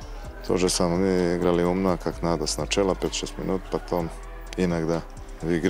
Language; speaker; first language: Russian; non-native, fluent; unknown